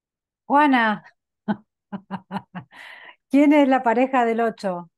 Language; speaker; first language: Spanish; native; Spanish